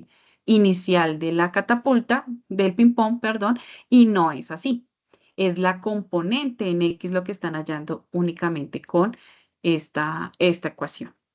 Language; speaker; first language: Spanish; native; Spanish